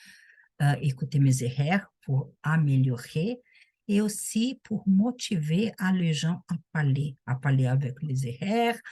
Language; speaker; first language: French; non-native, learner; Portuguese